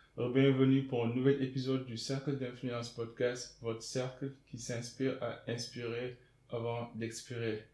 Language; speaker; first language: French; non-native, local second language; Wolof